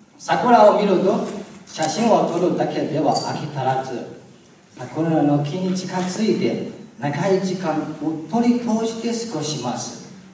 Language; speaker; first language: Japanese; non-native, learner; Chinese